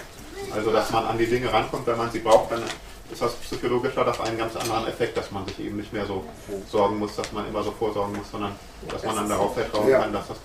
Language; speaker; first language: German; native; German